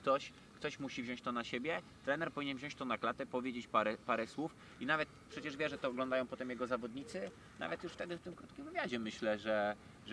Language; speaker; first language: Polish; native; Polish